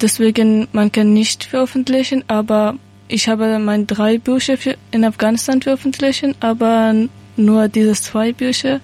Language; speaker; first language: German; non-native, learner; Persian